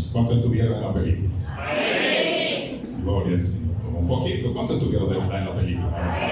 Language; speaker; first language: Spanish; native; Spanish